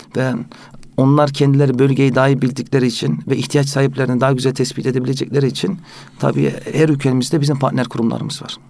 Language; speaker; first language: Turkish; early bilingual, heritage; Turkish